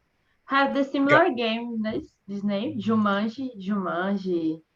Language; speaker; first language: English; non-native, learner; Portuguese